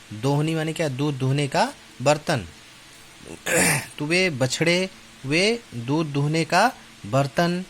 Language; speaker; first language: Hindi; native; Hindi